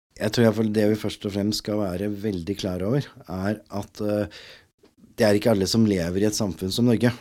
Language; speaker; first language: Norwegian; native; Norwegian